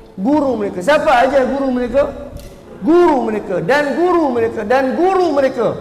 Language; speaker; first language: Malay; native; Malay